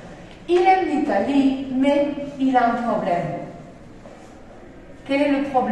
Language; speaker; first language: French; non-native, fluent; Spanish